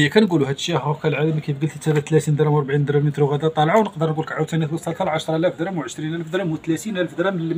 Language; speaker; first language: Arabic; native; Arabic